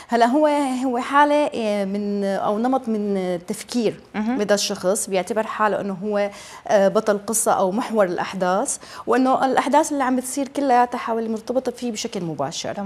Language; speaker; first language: Arabic; native; Arabic